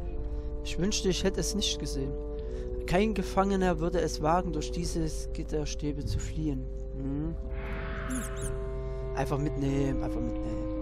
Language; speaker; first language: German; native; German